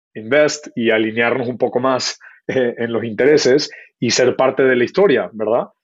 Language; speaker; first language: Spanish; native; Spanish